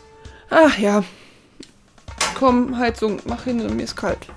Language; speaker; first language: German; native; German